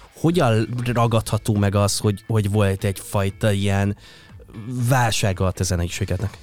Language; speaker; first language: Hungarian; native; Hungarian